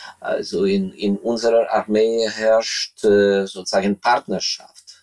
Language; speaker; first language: German; non-native, fluent; Ukrainian